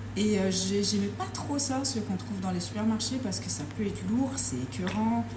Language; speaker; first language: French; native; French